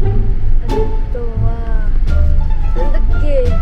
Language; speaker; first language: Japanese; non-native, learner; Filipino